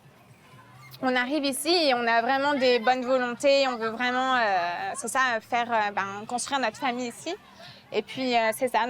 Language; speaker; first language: French; native; French